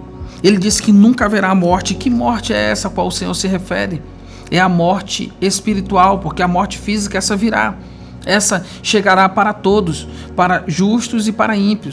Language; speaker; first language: Portuguese; native; Portuguese